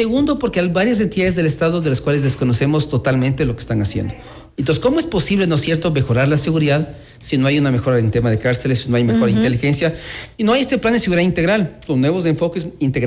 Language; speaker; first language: Spanish; native; Spanish